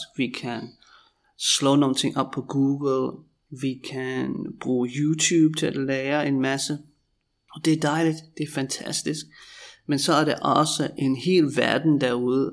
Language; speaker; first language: Danish; non-native, fluent; English